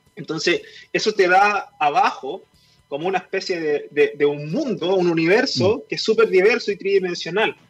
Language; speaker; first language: Spanish; native; Spanish